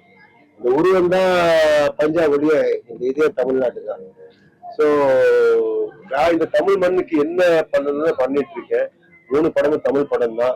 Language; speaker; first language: Tamil; non-native, local second language; Punjabi